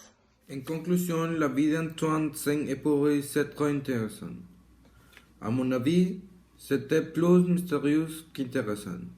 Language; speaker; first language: French; non-native, learner; Spanish